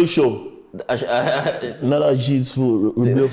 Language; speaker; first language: Russian; non-native, learner; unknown